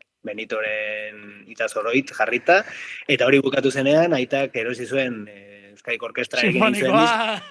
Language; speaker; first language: Basque; native; Basque